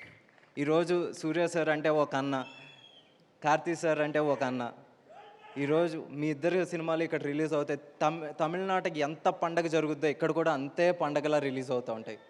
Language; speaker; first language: Telugu; native; Telugu